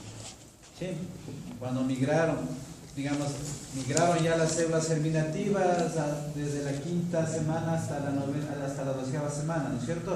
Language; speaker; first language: Spanish; native; Spanish